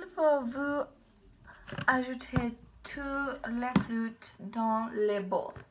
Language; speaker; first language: French; non-native, learner; English